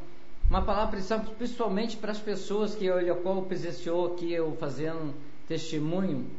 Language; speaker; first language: Portuguese; native; Portuguese